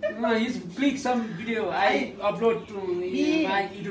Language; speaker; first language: English; non-native, learner; Nepali